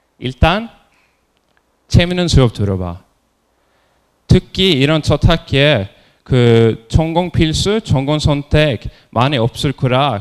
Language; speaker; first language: Korean; non-native, fluent; Norwegian